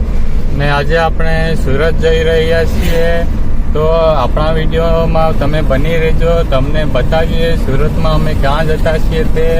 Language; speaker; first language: Gujarati; non-native, local second language; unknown